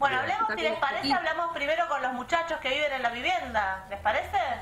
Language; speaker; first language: Spanish; native; Spanish